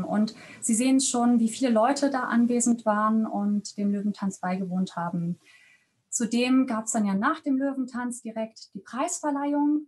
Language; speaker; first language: German; native; German